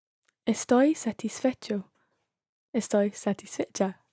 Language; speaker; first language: Spanish; non-native, learner; English